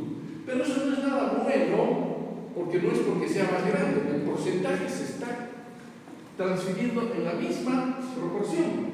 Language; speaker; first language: Spanish; native; Spanish